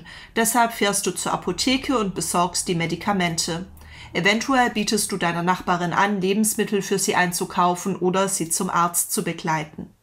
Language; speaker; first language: German; native; German